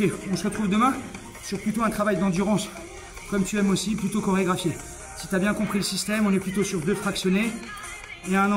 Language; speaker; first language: French; native; French